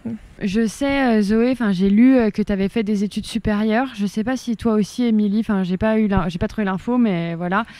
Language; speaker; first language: French; native; French